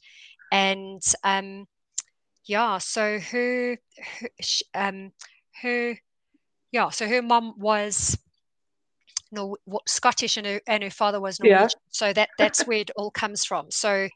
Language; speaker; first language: English; native; English